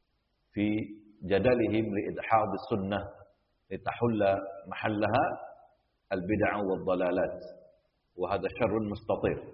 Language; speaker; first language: Arabic; non-native, fluent; Indonesian